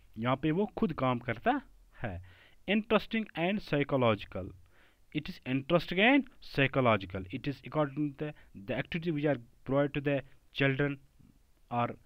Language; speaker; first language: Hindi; non-native, local second language; Kashmiri